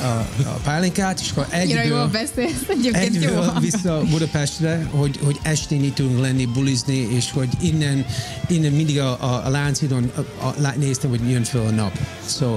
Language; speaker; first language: Hungarian; early bilingual, heritage; Hungarian